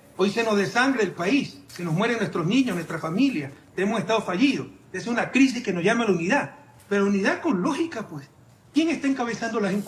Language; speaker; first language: Spanish; native; Spanish